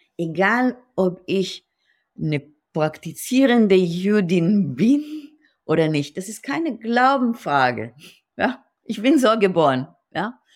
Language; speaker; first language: German; non-native, fluent; Hebrew